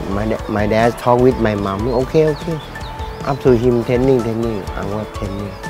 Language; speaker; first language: English; non-native, learner; Thai